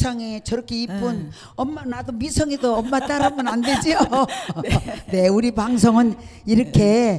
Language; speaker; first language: Korean; native; Korean